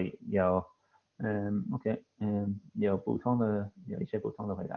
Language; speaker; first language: Chinese; non-native, fluent; English